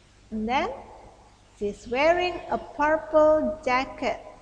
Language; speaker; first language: English; non-native, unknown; Indonesian